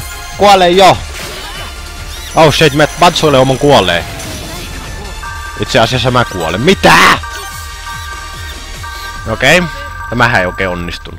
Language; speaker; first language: Finnish; native; Finnish